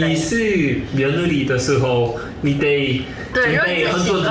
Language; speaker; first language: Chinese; non-native, learner; Korean